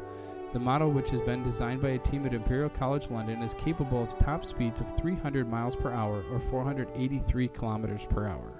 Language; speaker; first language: English; native; English